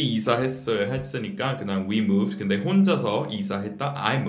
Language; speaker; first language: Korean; non-native, fluent; English